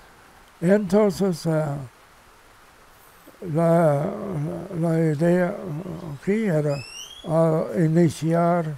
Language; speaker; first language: Spanish; non-native, fluent; English